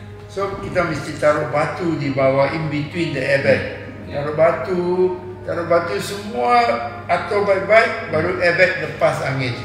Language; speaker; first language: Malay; non-native, local second language; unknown